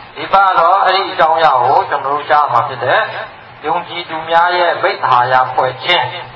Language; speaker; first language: Burmese; non-native, local second language; Hakha Chin